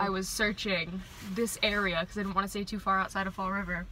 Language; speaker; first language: English; native; English